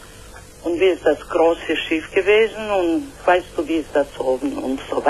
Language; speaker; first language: German; non-native, learner; Croatian